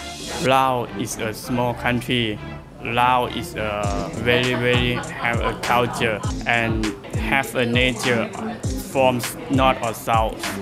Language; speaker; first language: English; non-native, learner; Lao